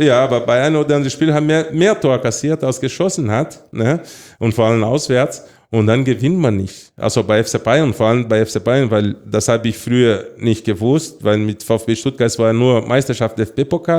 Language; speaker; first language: German; non-native, fluent; Portuguese